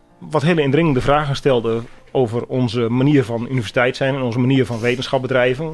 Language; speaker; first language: Dutch; native; Dutch